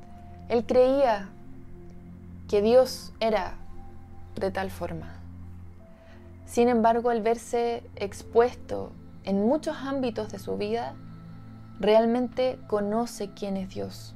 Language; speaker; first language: Spanish; native; Spanish